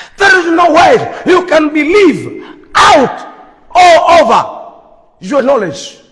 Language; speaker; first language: English; non-native, local second language; Swahili